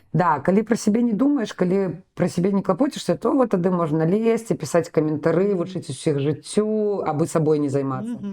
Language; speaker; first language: Belarusian; non-native, local second language; Russian